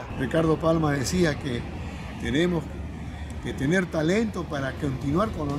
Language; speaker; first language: Spanish; native; Spanish